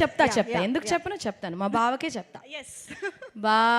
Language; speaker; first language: Telugu; non-native, local second language; Tamil